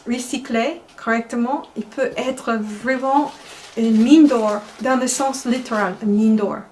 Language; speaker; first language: French; non-native, fluent; English